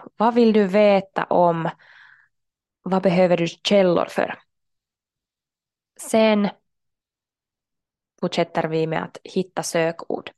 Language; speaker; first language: Swedish; non-native, local second language; Finnish